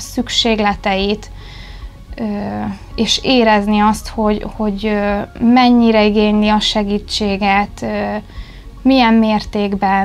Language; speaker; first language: Hungarian; native; Hungarian